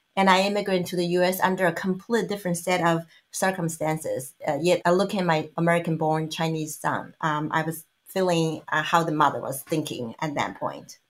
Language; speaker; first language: English; non-native, fluent; Chinese